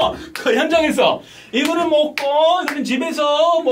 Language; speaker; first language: Korean; non-native, fluent; English